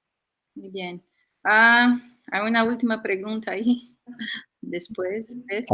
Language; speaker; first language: Spanish; non-native, fluent; Portuguese